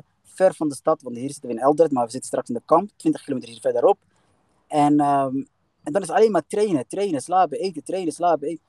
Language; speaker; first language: Dutch; early bilingual, other home language; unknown